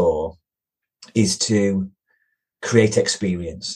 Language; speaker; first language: English; native; English